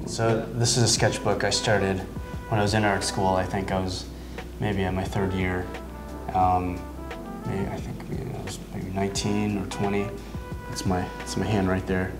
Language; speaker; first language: English; native; English